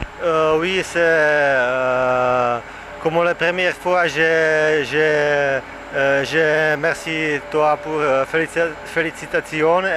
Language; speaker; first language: French; non-native, learner; Czech